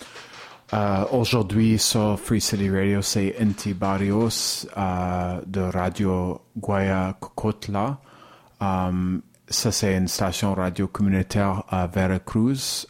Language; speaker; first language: French; non-native, learner; English